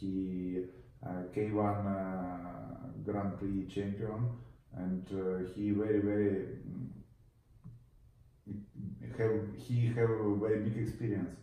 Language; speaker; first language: English; non-native, learner; Russian